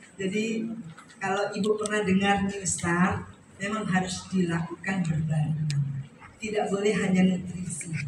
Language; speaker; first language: Indonesian; native; Indonesian